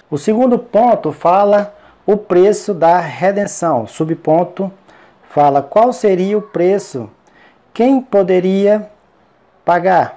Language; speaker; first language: Portuguese; native; Portuguese